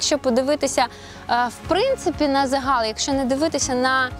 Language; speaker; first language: Ukrainian; native; Ukrainian